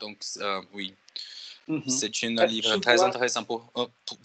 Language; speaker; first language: French; non-native, learner; Portuguese